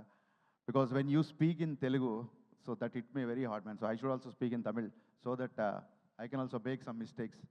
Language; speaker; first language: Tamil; non-native, learner; Telugu